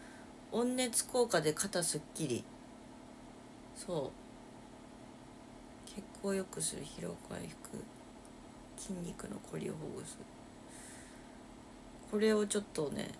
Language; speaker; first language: Japanese; native; Japanese